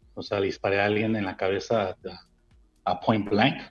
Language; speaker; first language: Spanish; early bilingual, heritage; Spanish